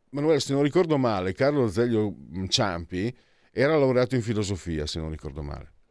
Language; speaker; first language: Italian; native; Italian